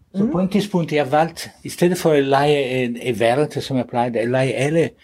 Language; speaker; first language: Danish; non-native, fluent; Italian